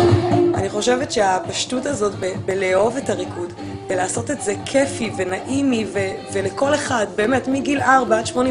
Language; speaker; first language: Hebrew; native; Hebrew